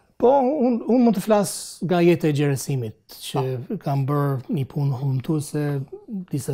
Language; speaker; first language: Albanian; non-native, fluent; English